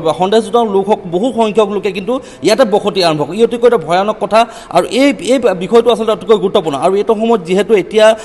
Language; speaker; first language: Assamese; native; Assamese